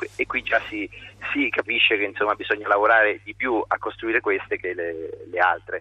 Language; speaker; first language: Italian; native; Italian